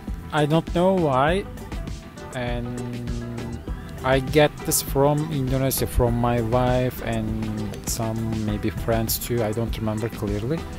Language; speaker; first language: English; non-native, fluent; Turkish